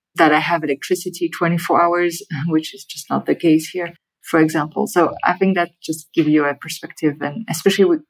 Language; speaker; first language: English; non-native, fluent; French